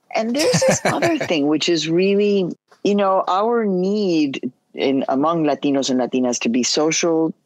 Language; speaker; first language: English; early bilingual, other home language; Spanish